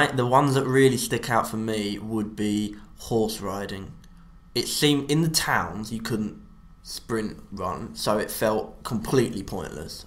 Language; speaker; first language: English; native; English